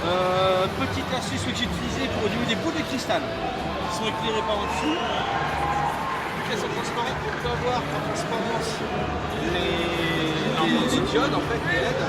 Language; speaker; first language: French; native; French